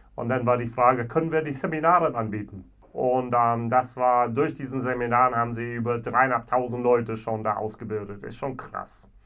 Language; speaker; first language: German; non-native, fluent; English